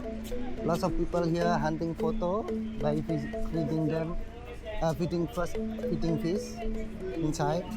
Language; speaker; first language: English; non-native, learner; Indonesian